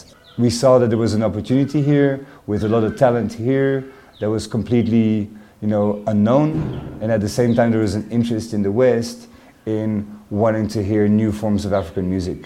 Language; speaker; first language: English; non-native, fluent; French